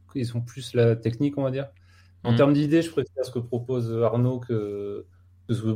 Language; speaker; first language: French; native; French